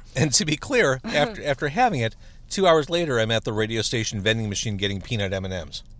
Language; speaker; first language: English; native; English